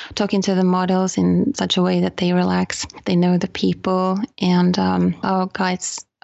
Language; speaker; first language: English; non-native, fluent; Finnish